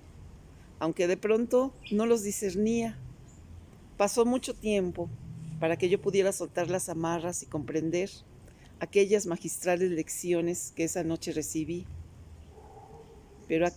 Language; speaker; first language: Spanish; native; Spanish